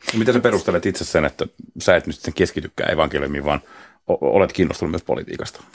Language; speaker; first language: Finnish; native; Finnish